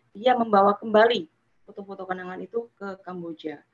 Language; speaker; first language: Indonesian; native; Indonesian